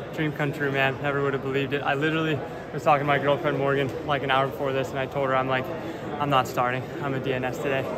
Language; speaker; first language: English; early bilingual, other home language; German